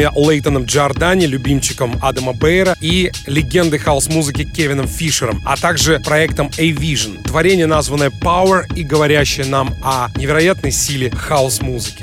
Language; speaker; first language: Russian; native; Russian